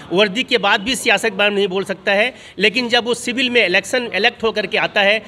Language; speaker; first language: Hindi; native; Hindi